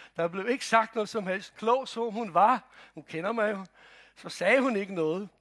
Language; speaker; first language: Danish; non-native, fluent; Croatian